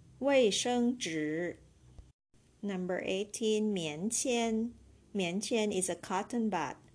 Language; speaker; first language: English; non-native, fluent; Chinese